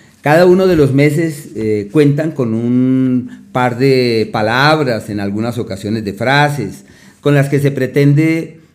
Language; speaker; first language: Spanish; native; Spanish